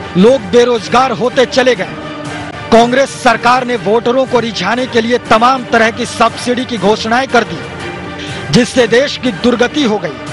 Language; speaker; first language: Hindi; native; Hindi